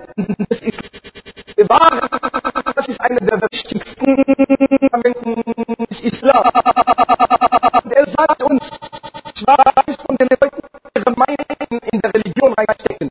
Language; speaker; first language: German; non-native, learner; Arabic